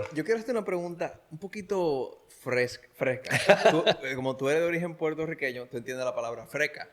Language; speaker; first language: Spanish; native; Spanish